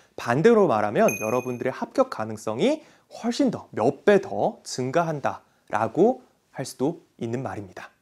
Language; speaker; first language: Korean; native; Korean